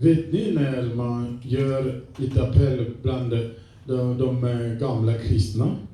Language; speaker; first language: Swedish; non-native, fluent; French